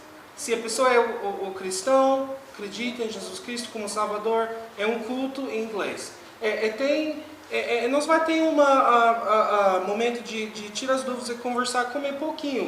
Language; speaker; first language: Portuguese; non-native, fluent; English